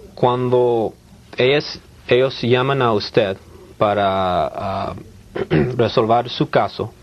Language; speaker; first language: Spanish; early bilingual, heritage; Spanish